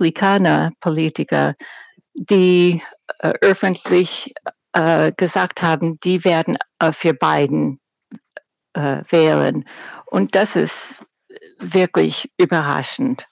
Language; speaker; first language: German; non-native, fluent; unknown